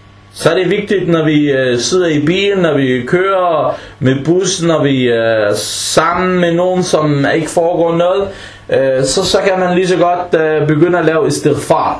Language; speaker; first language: Danish; early bilingual, other home language; Arabic